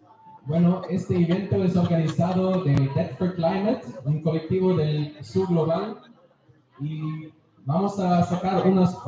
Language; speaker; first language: Spanish; non-native, learner; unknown